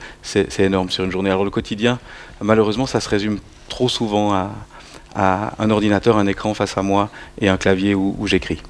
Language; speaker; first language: French; native; French